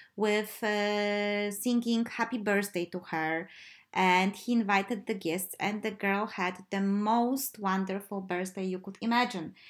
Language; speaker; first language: English; non-native, fluent; Polish